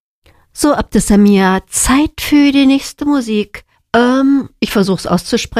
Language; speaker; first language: German; native; German